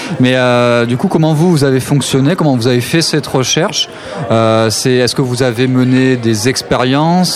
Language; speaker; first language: French; native; French